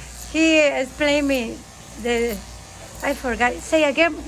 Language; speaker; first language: English; non-native, learner; Spanish